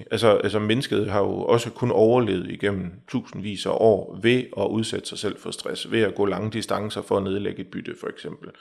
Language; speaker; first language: Danish; native; Danish